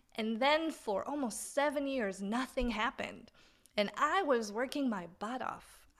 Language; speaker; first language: English; non-native, fluent; Hebrew